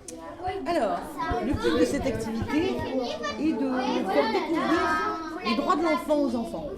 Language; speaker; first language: French; native; French